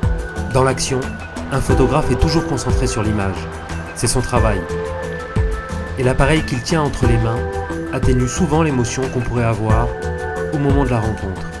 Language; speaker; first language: French; native; French